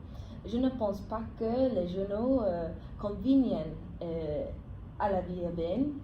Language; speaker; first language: French; non-native, fluent; English